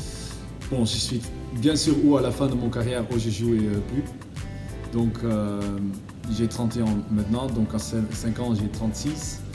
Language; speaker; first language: French; non-native, learner; Dutch